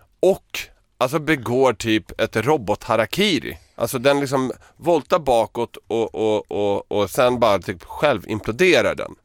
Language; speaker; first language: Swedish; early bilingual, other home language; Serbian